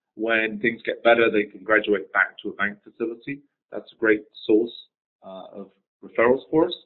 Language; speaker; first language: English; native; English